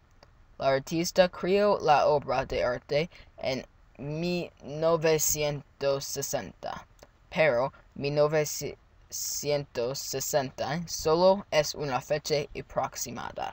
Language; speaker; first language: Spanish; non-native, learner; English